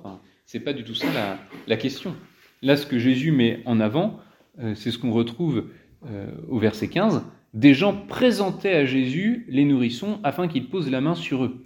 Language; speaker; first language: French; native; French